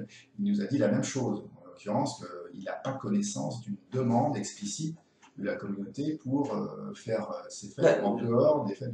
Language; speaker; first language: French; native; French